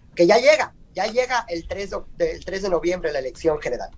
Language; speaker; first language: Spanish; native; Spanish